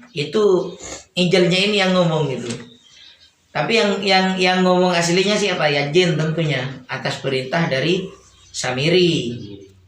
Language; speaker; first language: Indonesian; native; Indonesian